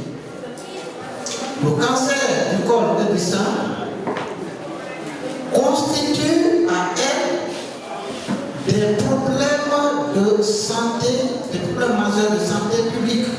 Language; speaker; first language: French; non-native, local second language; Wolof